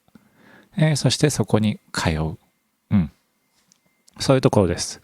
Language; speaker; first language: Japanese; native; Japanese